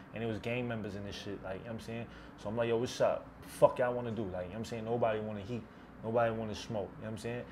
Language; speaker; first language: English; native; English